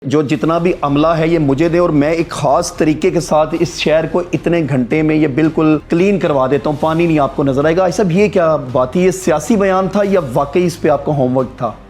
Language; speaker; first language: Urdu; non-native, local second language; Punjabi